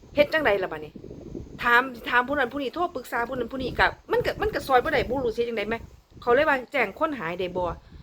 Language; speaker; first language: Thai; native; Thai